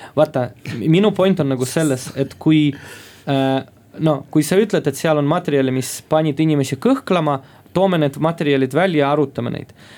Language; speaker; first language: Estonian; non-native, local second language; Russian